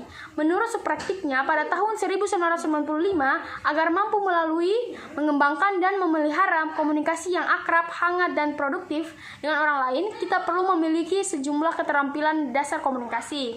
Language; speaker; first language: Indonesian; native; Indonesian